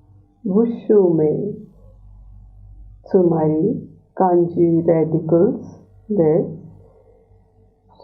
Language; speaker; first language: Japanese; non-native, fluent; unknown